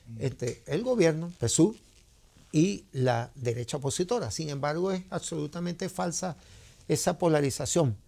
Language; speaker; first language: Spanish; native; Spanish